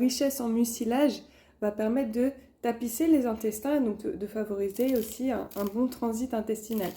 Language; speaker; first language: French; native; French